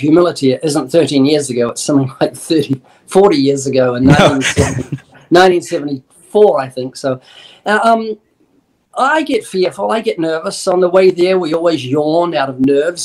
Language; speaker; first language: English; native; English